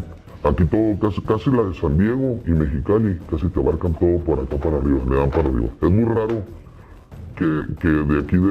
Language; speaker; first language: Spanish; native; Spanish